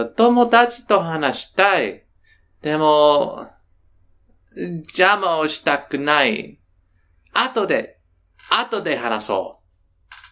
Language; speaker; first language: Japanese; non-native, learner; English